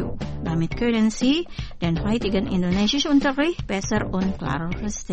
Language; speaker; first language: German; non-native, fluent; Indonesian